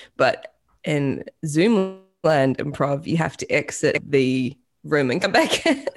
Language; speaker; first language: English; native; English